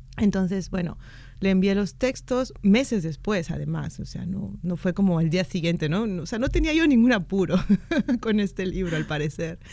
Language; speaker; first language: Spanish; native; Spanish